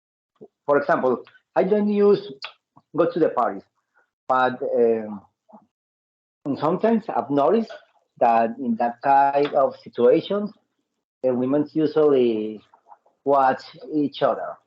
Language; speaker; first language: English; non-native, learner; Spanish